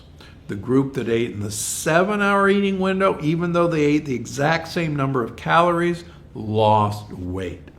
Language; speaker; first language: English; native; English